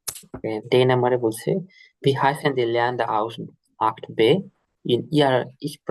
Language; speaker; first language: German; non-native, fluent; Bangla